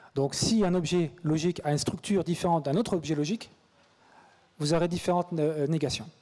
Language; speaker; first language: French; native; French